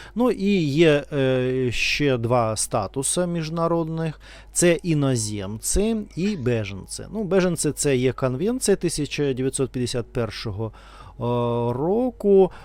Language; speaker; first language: Ukrainian; non-native, local second language; Russian